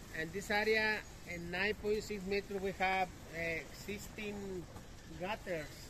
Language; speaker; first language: English; non-native, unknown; Spanish